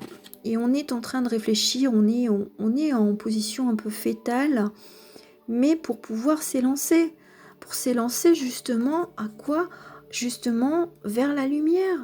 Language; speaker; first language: French; native; French